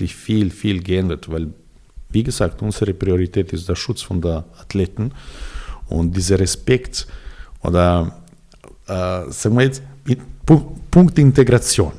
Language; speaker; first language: German; non-native, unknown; Serbian